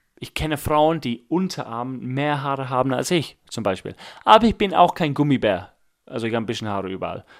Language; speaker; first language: German; non-native, fluent; English